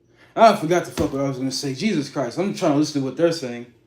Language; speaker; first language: English; native; English